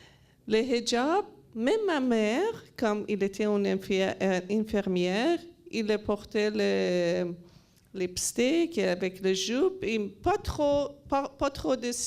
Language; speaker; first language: French; non-native, learner; Persian